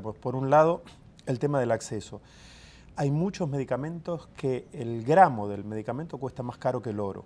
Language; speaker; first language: Spanish; native; Spanish